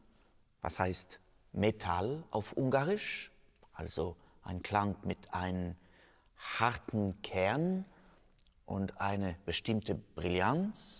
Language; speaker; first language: German; non-native, fluent; French